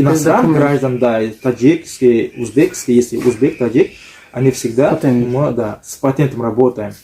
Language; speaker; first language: Russian; non-native, learner; Uzbek